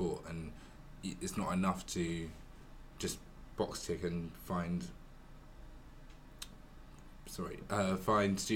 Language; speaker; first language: English; native; English